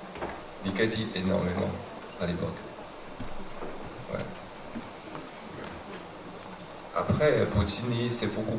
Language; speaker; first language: French; non-native, fluent; Chinese